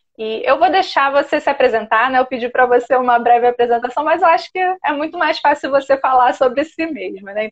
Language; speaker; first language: Portuguese; native; Portuguese